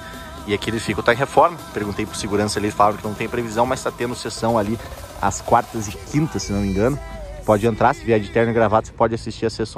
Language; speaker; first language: Portuguese; native; Portuguese